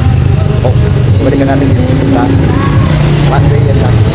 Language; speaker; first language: Filipino; native; Filipino